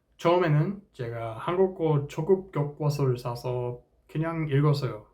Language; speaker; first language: Korean; non-native, fluent; English